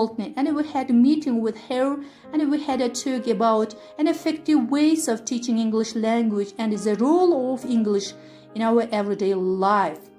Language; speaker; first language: English; non-native, fluent; Kyrgyz